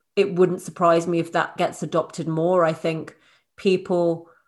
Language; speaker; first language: English; native; English